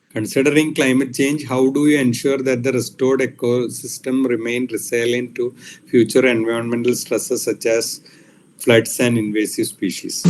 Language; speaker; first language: English; non-native, local second language; Malayalam